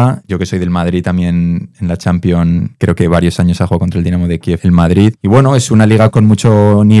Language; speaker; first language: Spanish; native; Spanish